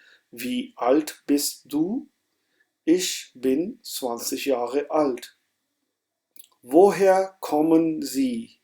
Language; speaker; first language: German; non-native, fluent; Urdu